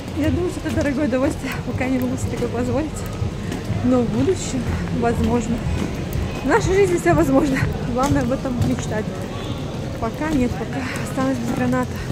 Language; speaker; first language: Russian; native; Russian